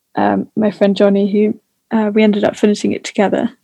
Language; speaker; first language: English; native; English